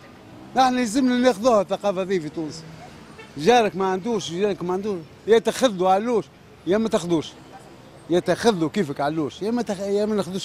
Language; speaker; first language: Arabic; native; Arabic